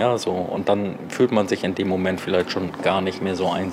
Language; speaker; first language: German; native; German